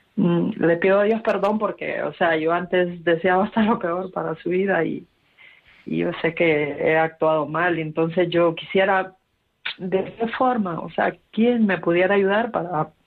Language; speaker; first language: Spanish; native; Spanish